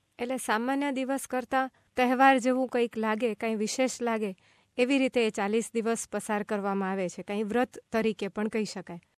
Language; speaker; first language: Gujarati; native; Gujarati